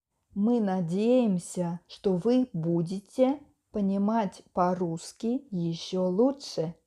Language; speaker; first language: Russian; non-native, fluent; Spanish